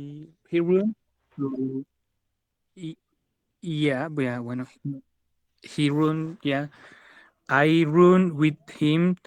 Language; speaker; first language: English; non-native, learner; Spanish